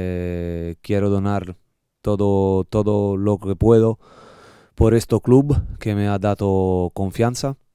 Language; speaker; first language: Spanish; non-native, learner; Italian